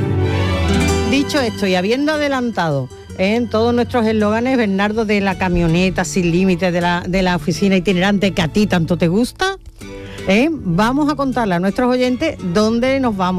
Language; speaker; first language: Spanish; native; Spanish